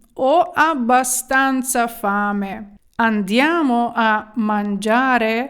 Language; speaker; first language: Italian; non-native, fluent; Ukrainian